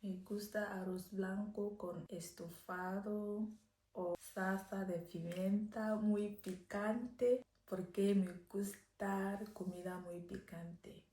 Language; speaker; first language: Spanish; non-native, learner; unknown